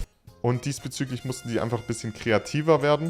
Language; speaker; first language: German; native; German